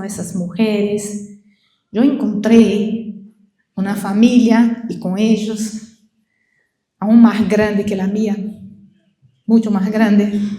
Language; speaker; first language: Spanish; non-native, learner; Portuguese